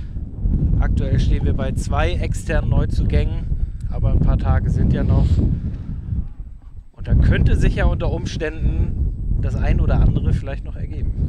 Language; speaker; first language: German; native; German